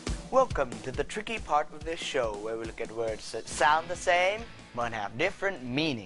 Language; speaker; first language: English; native; English